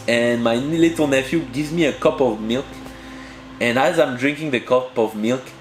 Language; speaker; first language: English; early bilingual, heritage; French